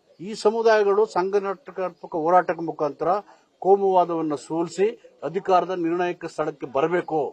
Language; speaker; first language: Kannada; native; Kannada